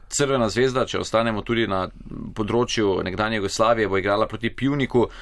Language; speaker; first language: Slovenian; native; Slovenian